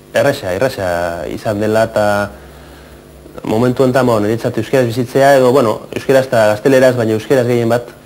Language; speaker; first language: Basque; non-native, local second language; Spanish